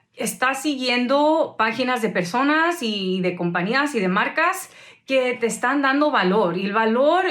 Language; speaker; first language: Spanish; early bilingual, heritage; Spanish